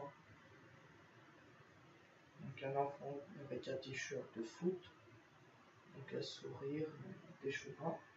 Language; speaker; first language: French; native; French